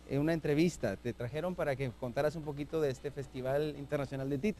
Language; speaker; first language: Spanish; native; Spanish